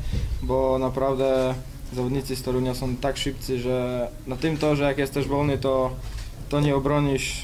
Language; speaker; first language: Polish; non-native, fluent; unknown